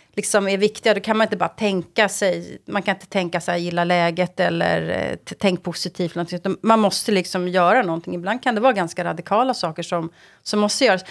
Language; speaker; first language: Swedish; native; Swedish